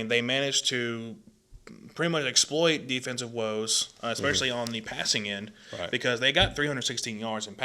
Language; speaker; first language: English; native; English